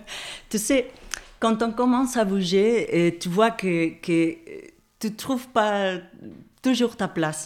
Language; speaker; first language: French; non-native, fluent; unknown